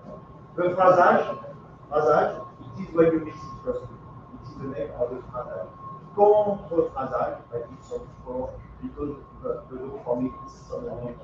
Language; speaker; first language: English; non-native, learner; French